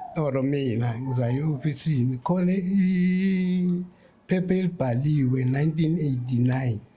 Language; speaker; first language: Zulu; non-native, local second language; Tsonga